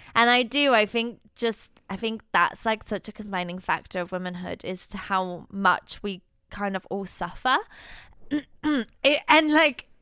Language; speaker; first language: English; non-native, fluent; Polish